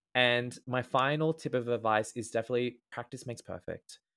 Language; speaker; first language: English; native; English